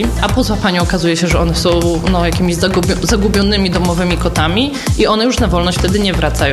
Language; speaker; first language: Polish; native; Polish